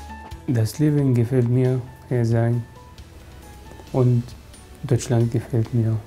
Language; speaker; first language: German; non-native, learner; Arabic